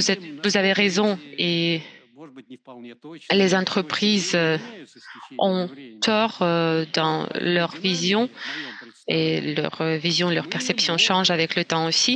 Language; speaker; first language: French; non-native, fluent; Russian